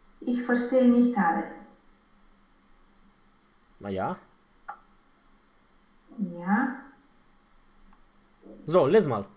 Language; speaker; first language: German; non-native, learner; Romanian